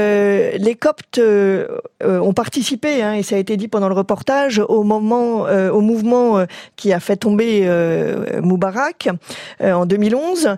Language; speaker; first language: French; native; French